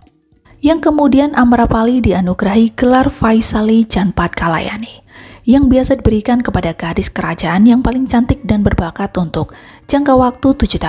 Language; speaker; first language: Indonesian; native; Indonesian